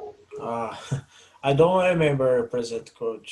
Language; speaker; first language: English; non-native, learner; Portuguese